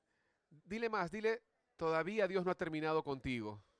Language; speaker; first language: Spanish; native; Spanish